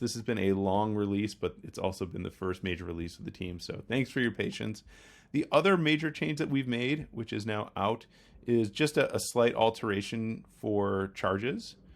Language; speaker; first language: English; native; English